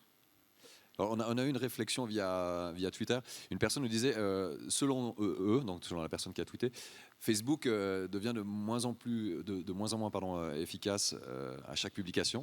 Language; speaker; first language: French; native; French